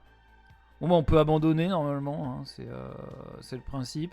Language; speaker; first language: French; native; French